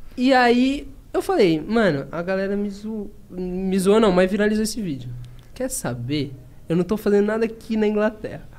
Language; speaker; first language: Portuguese; native; Portuguese